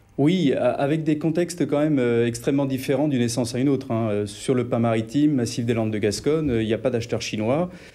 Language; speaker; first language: French; native; French